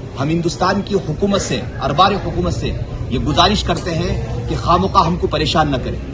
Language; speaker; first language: Urdu; native; Urdu